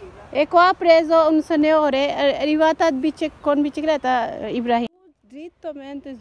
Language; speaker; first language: Italian; non-native, learner; Hindi